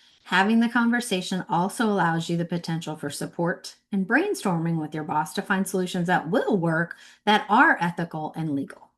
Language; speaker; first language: English; native; English